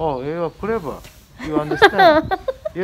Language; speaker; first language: English; non-native, learner; Indonesian